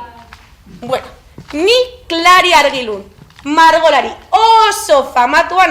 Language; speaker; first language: Basque; non-native, local second language; Spanish